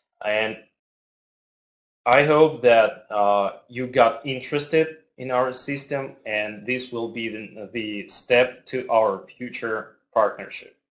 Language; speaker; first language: English; non-native, fluent; Russian